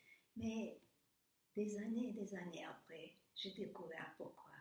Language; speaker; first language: French; non-native, fluent; Turkish